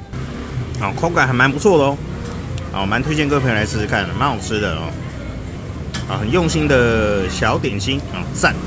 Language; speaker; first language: Chinese; native; Chinese